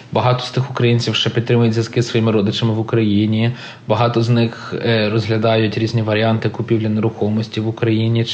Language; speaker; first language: Ukrainian; early bilingual, heritage; Ukrainian